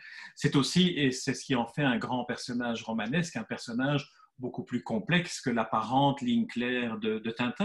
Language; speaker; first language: French; native; French